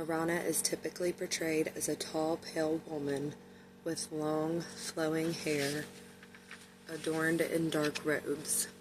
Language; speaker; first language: English; native; English